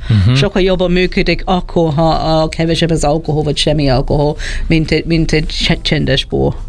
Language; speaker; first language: Hungarian; non-native, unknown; English